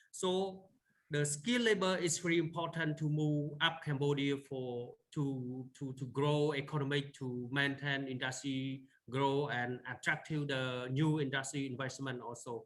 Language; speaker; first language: English; non-native, learner; Khmer